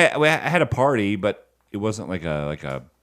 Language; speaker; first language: English; native; English